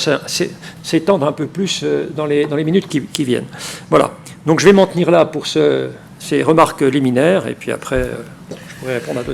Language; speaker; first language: French; native; French